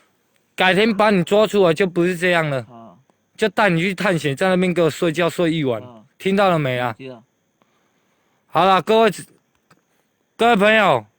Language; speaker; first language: Chinese; native; Chinese